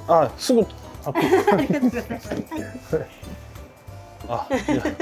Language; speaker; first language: Japanese; non-native, learner; Korean